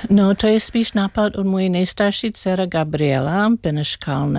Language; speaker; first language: Czech; non-native, learner; English